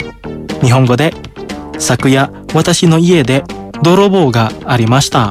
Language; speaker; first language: Japanese; non-native, fluent; Indonesian